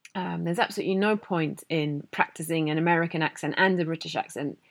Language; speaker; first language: English; native; English